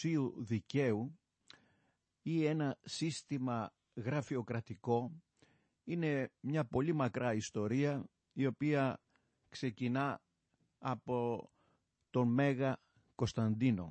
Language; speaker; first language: Greek; native; Greek